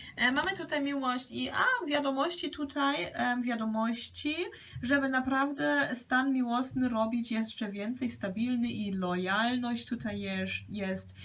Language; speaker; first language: Polish; early bilingual, heritage; Polish